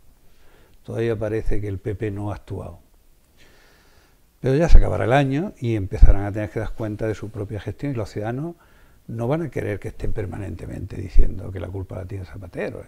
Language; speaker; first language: Spanish; native; Spanish